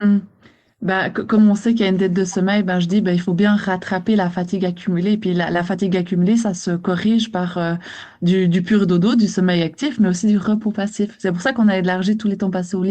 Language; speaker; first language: French; native; French